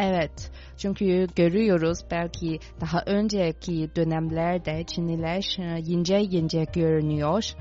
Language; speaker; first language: Turkish; non-native, fluent; Chinese